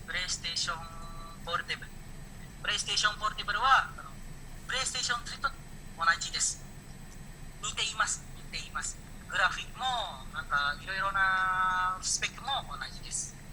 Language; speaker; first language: Japanese; non-native, learner; Indonesian